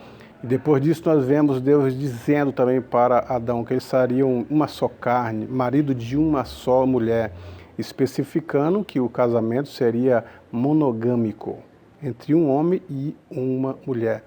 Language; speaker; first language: Portuguese; native; Portuguese